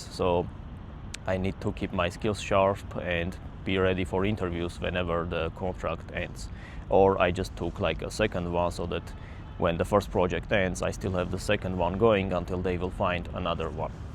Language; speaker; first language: English; non-native, fluent; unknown